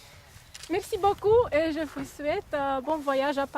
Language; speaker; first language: French; non-native, fluent; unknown